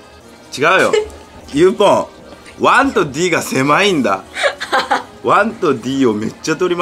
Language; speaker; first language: Japanese; native; Japanese